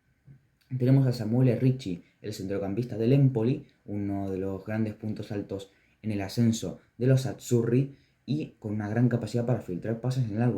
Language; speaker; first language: Spanish; native; Spanish